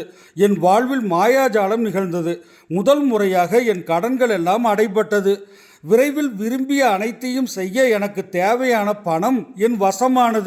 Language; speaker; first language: Tamil; native; Tamil